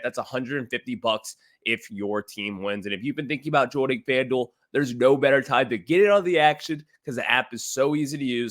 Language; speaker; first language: English; native; English